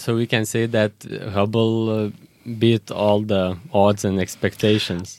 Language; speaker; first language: English; non-native, fluent; Lithuanian